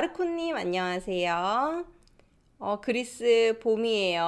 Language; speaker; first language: Korean; non-native, fluent; English